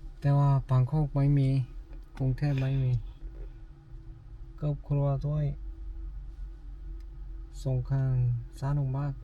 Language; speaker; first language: Thai; non-native, learner; Korean